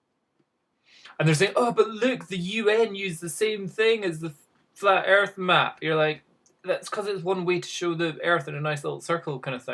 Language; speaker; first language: English; native; English